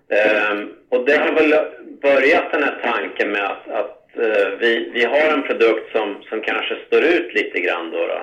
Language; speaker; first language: Swedish; native; Swedish